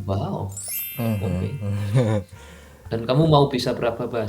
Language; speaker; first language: Indonesian; native; Indonesian